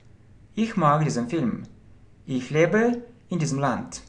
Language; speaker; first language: German; non-native, fluent; Russian